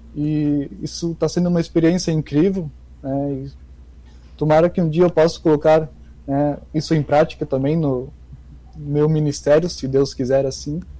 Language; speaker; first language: Portuguese; native; Portuguese